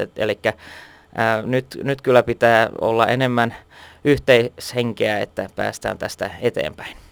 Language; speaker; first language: Finnish; non-native, local second language; Swedish